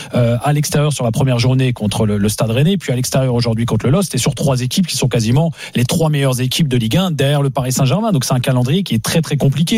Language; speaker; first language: French; native; French